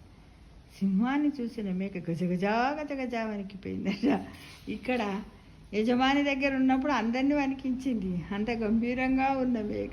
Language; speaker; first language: Telugu; native; Telugu